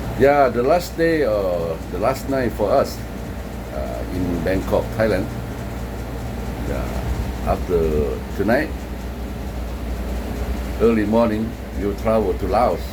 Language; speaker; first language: English; non-native, learner; Lao